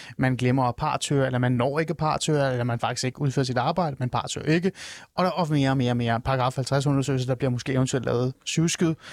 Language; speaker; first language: Danish; early bilingual, other home language; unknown